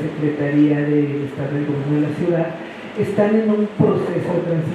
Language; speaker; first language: Spanish; native; Spanish